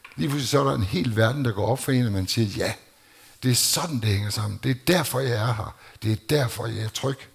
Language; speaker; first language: Danish; native; Danish